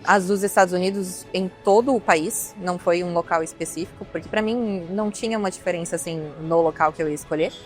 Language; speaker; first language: Portuguese; native; Portuguese